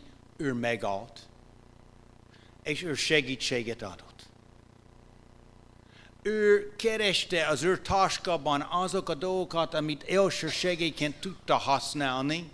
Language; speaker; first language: Hungarian; non-native, fluent; English